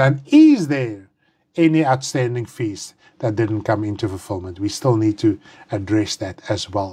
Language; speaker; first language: English; non-native, local second language; Afrikaans